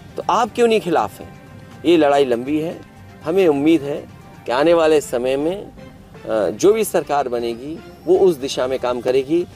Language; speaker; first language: Hindi; native; Hindi